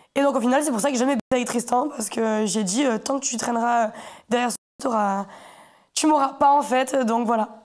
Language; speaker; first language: French; native; French